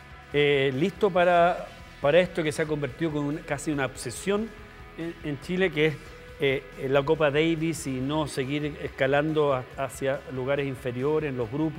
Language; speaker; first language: Spanish; native; Spanish